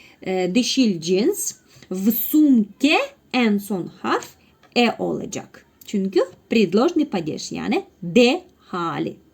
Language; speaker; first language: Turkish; non-native, fluent; Russian